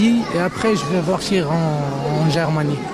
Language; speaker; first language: French; non-native, learner; Arabic